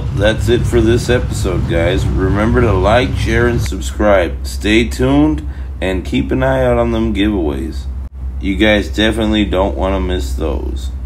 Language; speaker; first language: English; early bilingual, other home language; Spanish